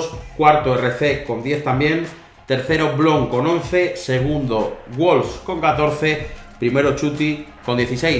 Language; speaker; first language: Spanish; native; Spanish